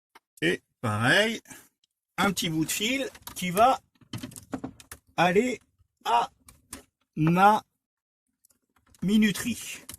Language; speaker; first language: French; native; French